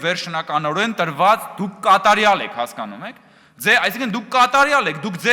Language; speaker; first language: Armenian; native; Armenian